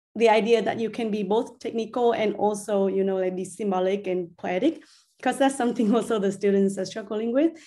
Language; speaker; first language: English; non-native, fluent; Vietnamese